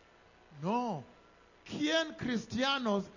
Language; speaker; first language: Spanish; non-native, learner; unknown